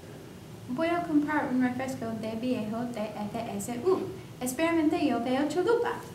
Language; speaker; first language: Spanish; non-native, learner; English